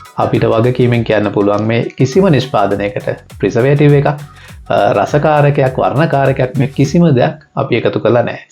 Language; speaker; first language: Sinhala; native; Sinhala